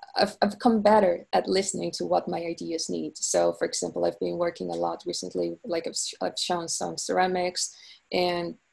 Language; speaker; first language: English; non-native, fluent; Portuguese